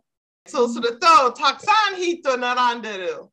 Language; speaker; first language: Japanese; non-native, learner; English